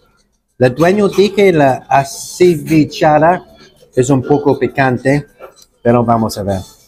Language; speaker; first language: Spanish; non-native, learner; English